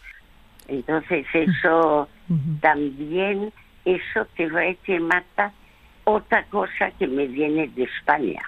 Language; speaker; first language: Spanish; early bilingual, other home language; French